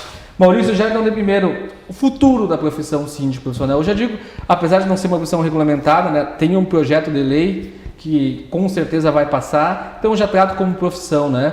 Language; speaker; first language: Portuguese; native; Portuguese